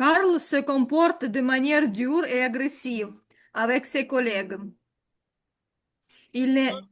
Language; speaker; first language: French; non-native, learner; Ukrainian